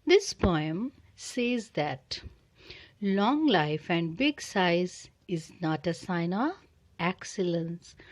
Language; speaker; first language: English; non-native, local second language; Punjabi